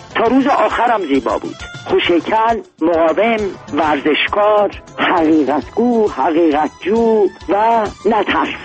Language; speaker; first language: Persian; non-native, local second language; Armenian